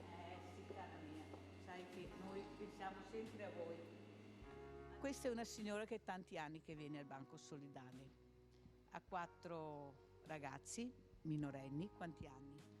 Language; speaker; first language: Italian; native; Italian